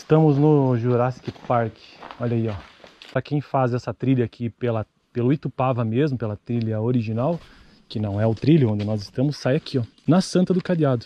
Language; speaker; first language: Portuguese; native; Portuguese